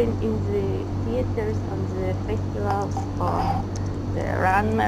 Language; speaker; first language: English; non-native, learner; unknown